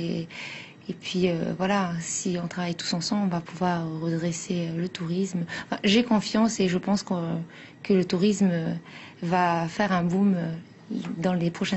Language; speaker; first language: French; native; French